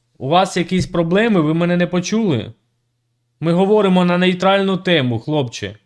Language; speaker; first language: Ukrainian; native; Ukrainian